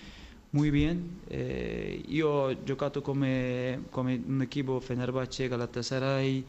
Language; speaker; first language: Italian; non-native, learner; Turkish